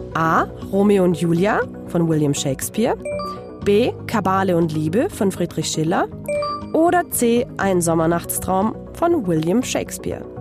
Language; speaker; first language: German; non-native, fluent; Hungarian